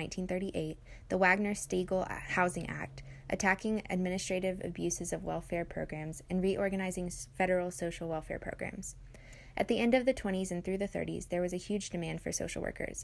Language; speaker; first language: English; native; English